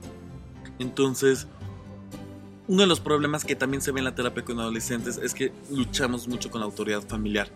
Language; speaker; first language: Spanish; native; Spanish